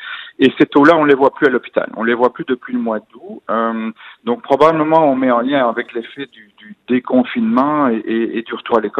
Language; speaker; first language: French; native; French